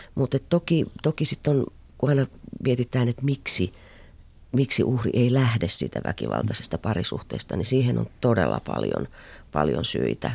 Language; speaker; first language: Finnish; native; Finnish